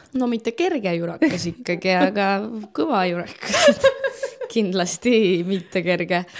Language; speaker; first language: Estonian; non-native, local second language; Russian